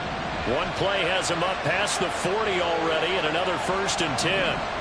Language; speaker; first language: English; native; English